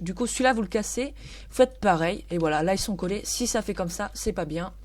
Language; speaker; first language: French; native; French